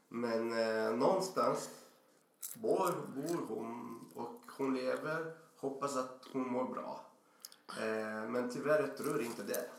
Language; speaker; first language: Swedish; non-native, fluent; Portuguese